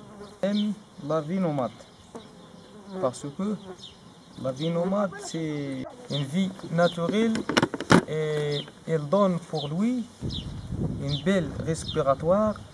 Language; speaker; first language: French; non-native, learner; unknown